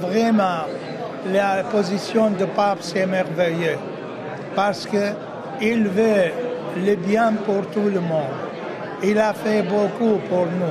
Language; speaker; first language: French; non-native, fluent; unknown